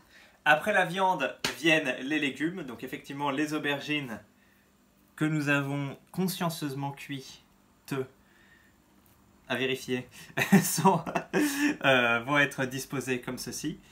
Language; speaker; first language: French; native; French